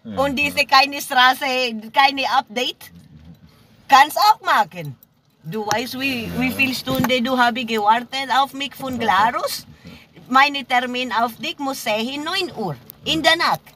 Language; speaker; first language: German; non-native, learner; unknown